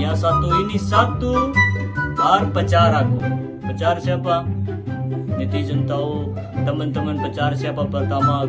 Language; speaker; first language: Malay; non-native, learner; Urdu